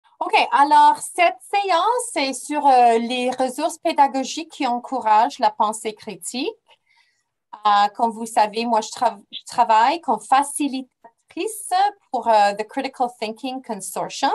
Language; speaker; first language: French; non-native, fluent; English